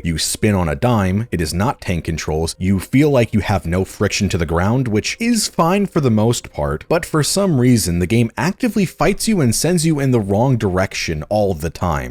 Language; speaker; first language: English; native; English